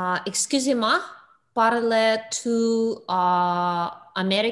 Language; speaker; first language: French; non-native, learner; English